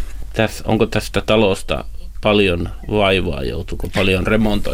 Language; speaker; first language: Finnish; native; Finnish